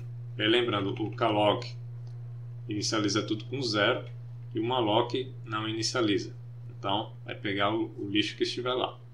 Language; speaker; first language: Portuguese; native; Portuguese